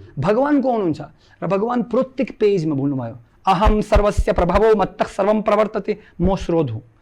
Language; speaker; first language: Nepali; non-native, fluent; Russian